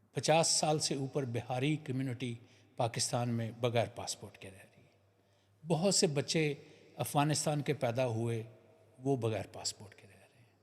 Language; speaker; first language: Urdu; non-native, local second language; Punjabi